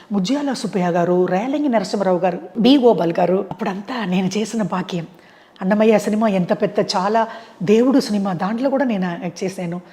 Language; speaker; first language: Telugu; non-native, local second language; Tamil